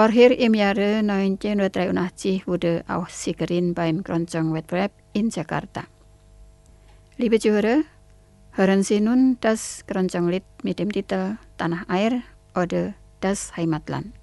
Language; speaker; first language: German; non-native, fluent; Indonesian